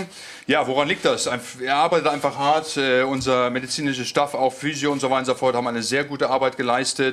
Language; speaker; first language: German; native; German